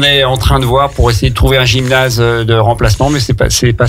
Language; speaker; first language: French; native; French